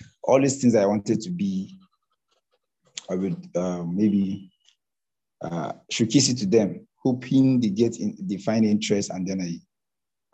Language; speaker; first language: English; non-native, local second language; Hausa